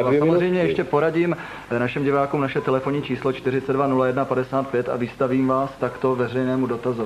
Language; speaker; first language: Czech; native; Czech